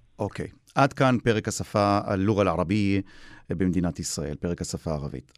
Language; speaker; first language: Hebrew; native; Hebrew